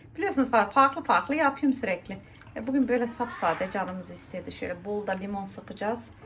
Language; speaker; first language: Turkish; early bilingual, heritage; Turkish